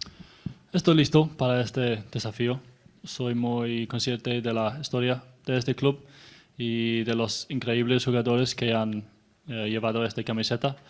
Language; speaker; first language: Spanish; non-native, learner; English